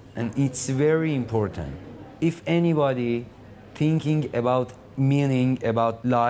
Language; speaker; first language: English; non-native, learner; Persian